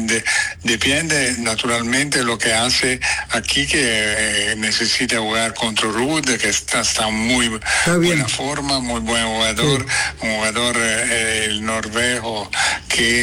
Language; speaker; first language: Spanish; non-native, fluent; Italian